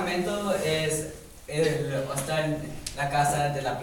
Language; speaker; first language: Spanish; non-native, learner; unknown